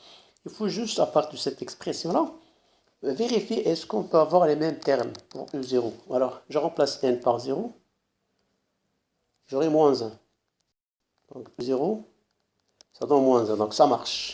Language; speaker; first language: French; non-native, local second language; Arabic